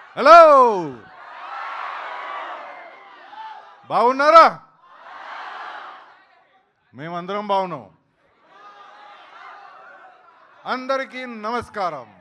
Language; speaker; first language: Telugu; native; Telugu